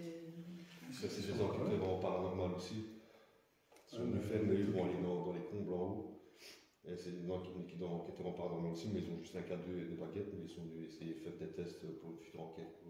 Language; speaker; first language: French; native; French